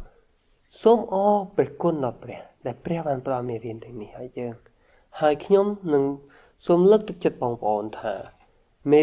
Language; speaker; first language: Khmer; native; Khmer